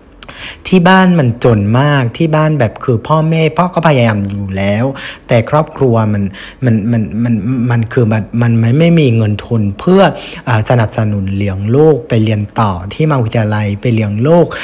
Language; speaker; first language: Thai; non-native, fluent; Vietnamese